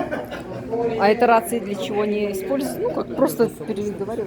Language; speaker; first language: Russian; native; Russian